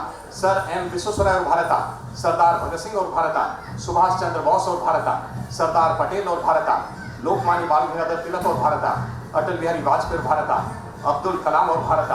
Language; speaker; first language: Kannada; non-native, fluent; Hindi